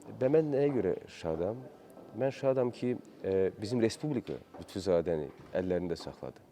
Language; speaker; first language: Azerbaijani; native; Azerbaijani